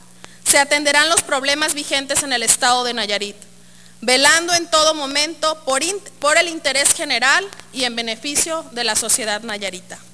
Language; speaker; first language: Spanish; native; Spanish